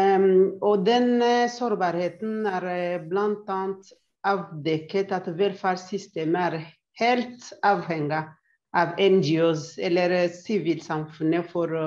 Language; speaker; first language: Swedish; non-native, fluent; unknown